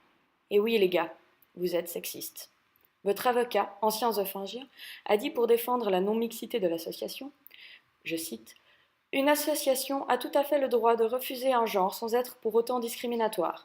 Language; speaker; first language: French; native; French